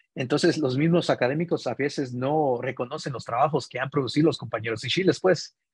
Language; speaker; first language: Spanish; early bilingual, heritage; Spanish